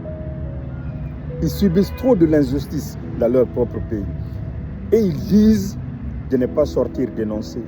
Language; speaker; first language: French; non-native, local second language; Fula